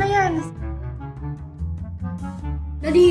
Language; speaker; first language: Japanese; non-native, learner; Filipino